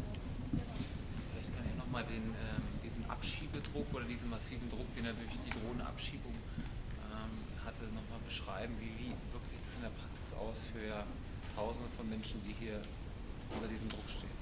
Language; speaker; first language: German; native; German